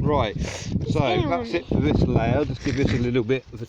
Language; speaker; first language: English; native; English